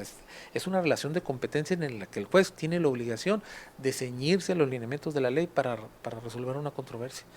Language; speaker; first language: Spanish; native; Spanish